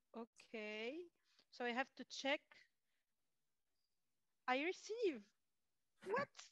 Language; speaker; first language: English; non-native, fluent; Arabic